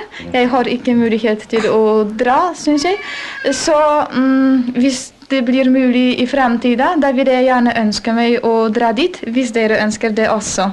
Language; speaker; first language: Norwegian; non-native, fluent; Polish